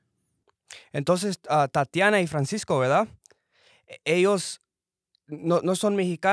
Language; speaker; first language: Spanish; early bilingual, heritage; Spanish